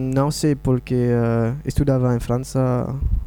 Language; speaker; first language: Portuguese; non-native, learner; Morisyen